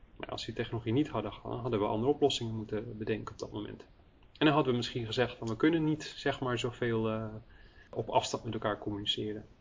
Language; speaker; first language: Dutch; early bilingual, heritage; Dutch